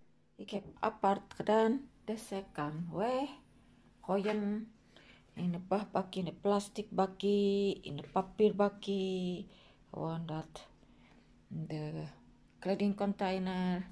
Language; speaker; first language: Dutch; non-native, learner; Indonesian